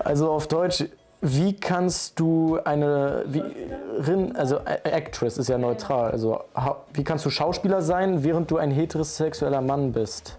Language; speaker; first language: German; native; German